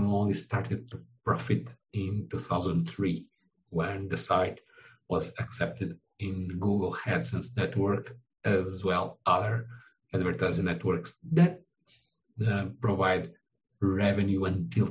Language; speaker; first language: English; non-native, fluent; Portuguese